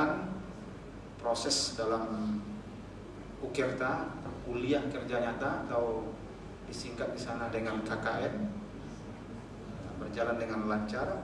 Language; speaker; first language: Indonesian; native; Indonesian